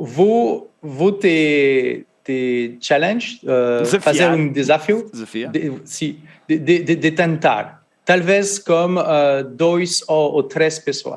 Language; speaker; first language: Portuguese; non-native, learner; French